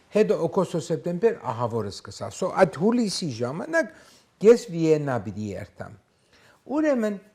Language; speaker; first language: Armenian; early bilingual, heritage; Armenian